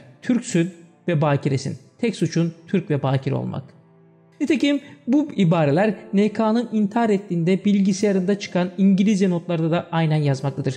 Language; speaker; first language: Turkish; native; Turkish